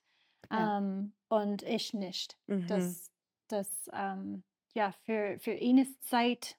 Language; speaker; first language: German; non-native, learner; English